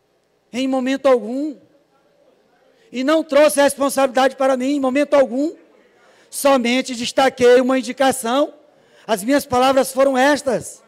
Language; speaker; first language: Portuguese; native; Portuguese